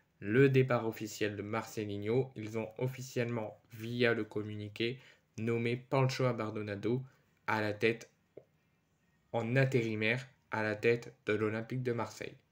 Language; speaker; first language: French; native; French